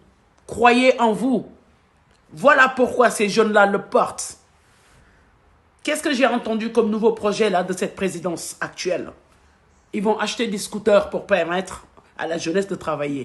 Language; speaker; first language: French; non-native, local second language; Wolof